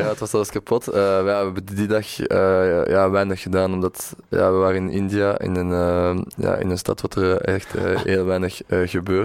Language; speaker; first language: Dutch; non-native, local second language; French